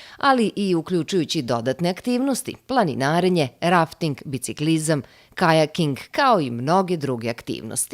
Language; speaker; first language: Serbian; native; Serbian